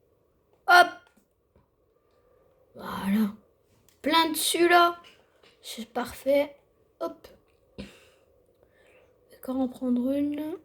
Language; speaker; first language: French; native; French